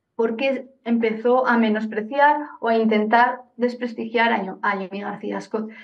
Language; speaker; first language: Spanish; native; Spanish